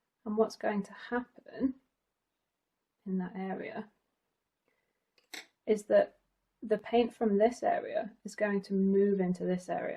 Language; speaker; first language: English; native; English